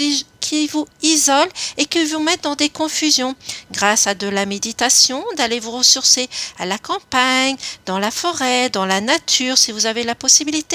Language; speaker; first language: French; native; French